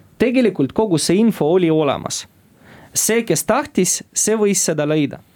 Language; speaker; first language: Estonian; non-native, local second language; Russian